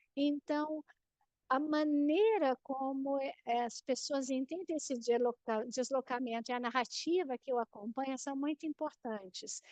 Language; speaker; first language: Portuguese; non-native, fluent; Spanish